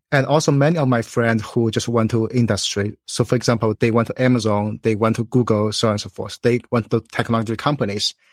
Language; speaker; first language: English; non-native, fluent; Chinese